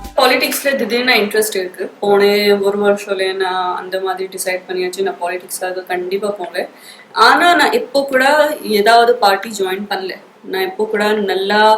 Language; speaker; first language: Tamil; non-native, local second language; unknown